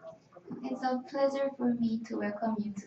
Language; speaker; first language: English; non-native, learner; Korean